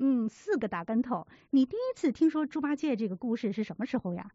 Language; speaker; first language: Chinese; native; Chinese